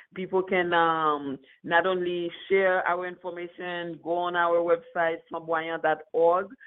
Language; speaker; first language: English; non-native, fluent; Haitian Creole